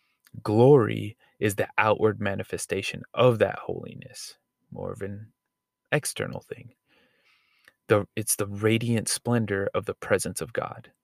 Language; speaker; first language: English; native; English